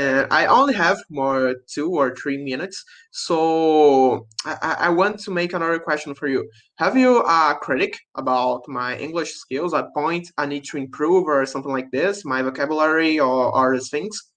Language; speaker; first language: English; non-native, learner; Portuguese